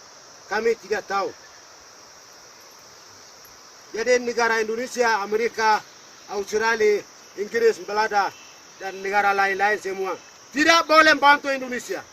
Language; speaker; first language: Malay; non-native, local second language; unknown